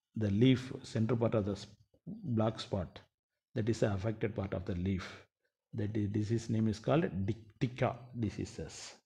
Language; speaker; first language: English; non-native, local second language; Tamil